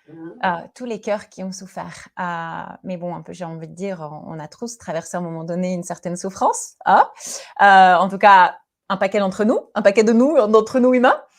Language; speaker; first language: French; native; French